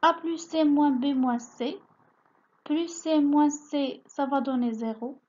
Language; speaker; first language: French; non-native, local second language; Arabic